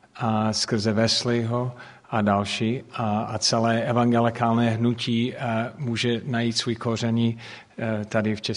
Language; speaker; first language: Czech; non-native, fluent; English